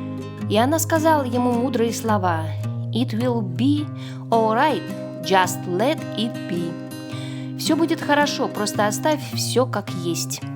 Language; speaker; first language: Russian; native; Russian